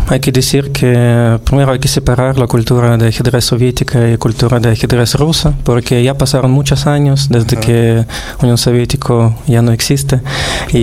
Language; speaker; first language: Spanish; non-native, fluent; Russian